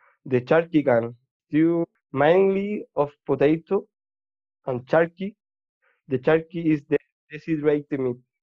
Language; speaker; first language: English; non-native, learner; Spanish